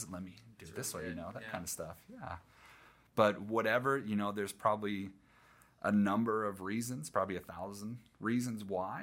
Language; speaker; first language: English; native; English